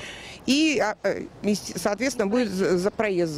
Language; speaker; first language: Russian; native; Russian